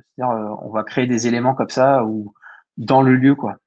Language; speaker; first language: French; native; French